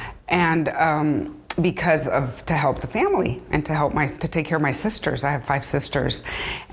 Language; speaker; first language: English; early bilingual, other home language; Spanish